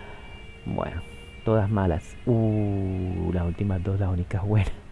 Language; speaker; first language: Spanish; native; Spanish